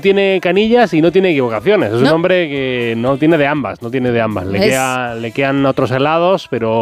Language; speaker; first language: Spanish; native; Spanish